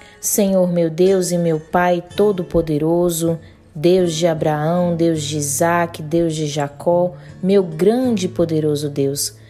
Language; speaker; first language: Portuguese; native; Portuguese